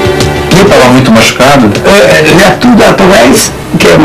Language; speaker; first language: Portuguese; non-native, learner; Japanese